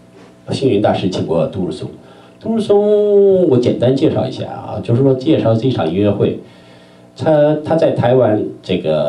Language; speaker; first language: Chinese; native; Chinese